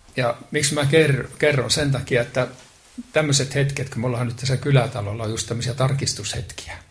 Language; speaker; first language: Finnish; native; Finnish